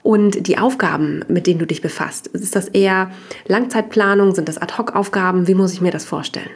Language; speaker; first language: German; native; German